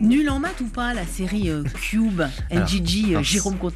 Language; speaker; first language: French; native; French